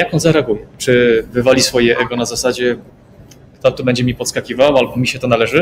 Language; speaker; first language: Polish; native; Polish